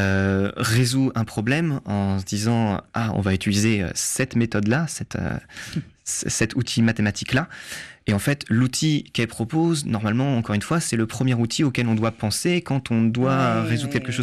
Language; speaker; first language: French; native; French